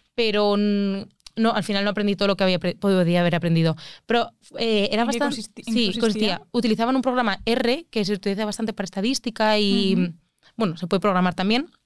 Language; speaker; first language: Spanish; native; Spanish